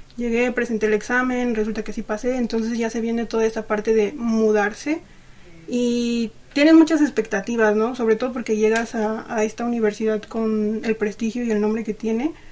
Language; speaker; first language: Spanish; non-native, local second language; Mixtepec Mixtec